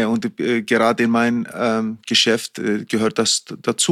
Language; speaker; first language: German; non-native, fluent; Icelandic